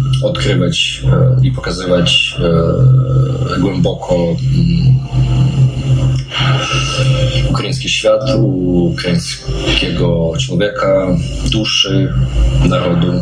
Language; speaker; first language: Polish; non-native, fluent; Russian